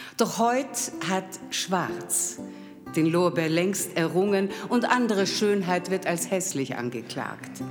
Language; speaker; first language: German; native; German